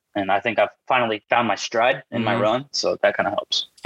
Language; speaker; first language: English; native; English